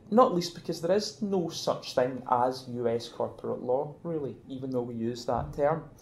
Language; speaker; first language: English; native; English